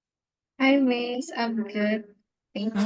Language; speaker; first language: English; non-native, learner; Indonesian